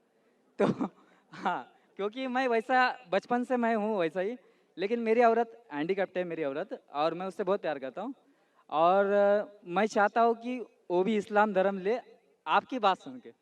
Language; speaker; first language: Hindi; non-native, local second language; Marathi